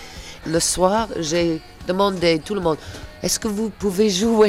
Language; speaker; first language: French; non-native, fluent; English